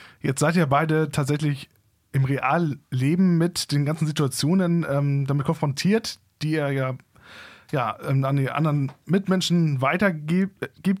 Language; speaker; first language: German; native; German